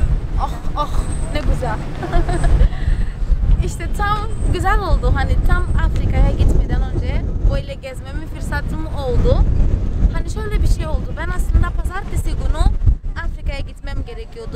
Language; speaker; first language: Turkish; non-native, fluent; Portuguese